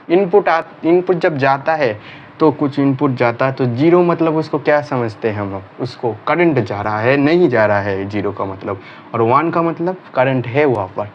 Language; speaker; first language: Hindi; non-native, local second language; Bangla